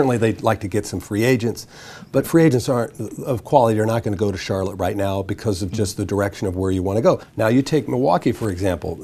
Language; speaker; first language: English; native; English